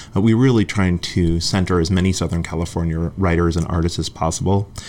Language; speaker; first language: English; native; English